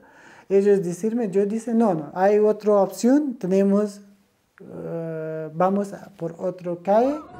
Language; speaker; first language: Spanish; non-native, learner; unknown